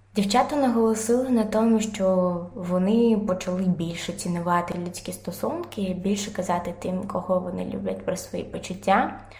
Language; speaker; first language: Ukrainian; non-native, local second language; Russian